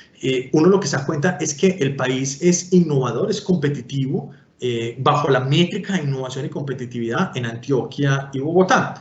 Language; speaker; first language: Spanish; native; Spanish